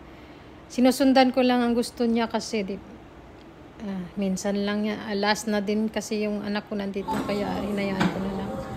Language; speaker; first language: Filipino; native; Filipino